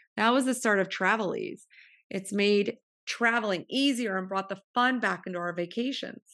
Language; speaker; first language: English; native; English